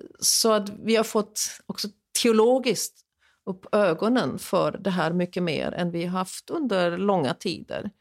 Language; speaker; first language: Swedish; non-native, fluent; German